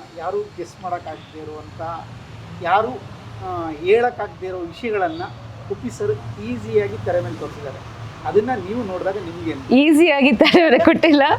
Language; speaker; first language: Kannada; non-native, fluent; Bangla